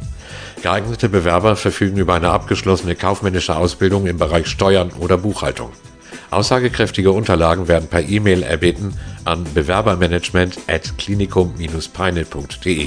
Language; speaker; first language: German; native; German